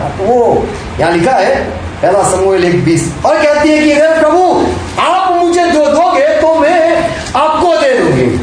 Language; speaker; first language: Hindi; non-native, local second language; Gujarati